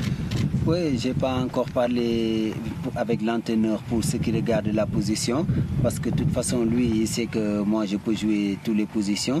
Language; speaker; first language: French; early bilingual, heritage; Italian